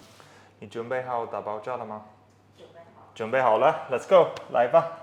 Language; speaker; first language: Chinese; non-native, learner; English